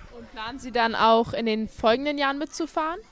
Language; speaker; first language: German; native; German